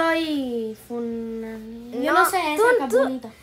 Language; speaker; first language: Spanish; early bilingual, heritage; Spanish